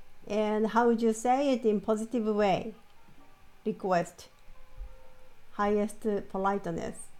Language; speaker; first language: English; non-native, fluent; Japanese